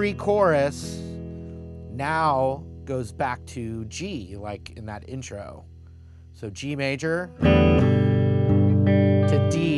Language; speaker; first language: English; native; English